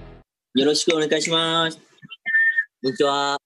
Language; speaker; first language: Japanese; non-native, learner; Thai